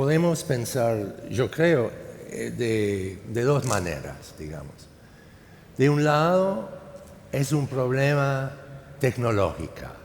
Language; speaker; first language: Spanish; non-native, fluent; English